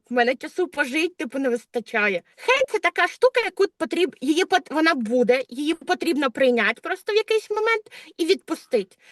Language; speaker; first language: Ukrainian; non-native, local second language; Russian